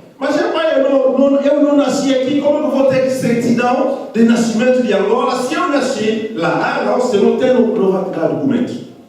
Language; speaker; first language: Portuguese; non-native, fluent; Lingala